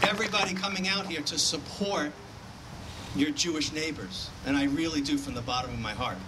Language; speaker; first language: English; native; English